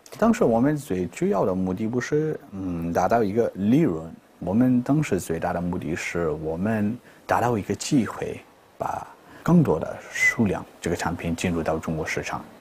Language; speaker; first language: Chinese; non-native, fluent; Persian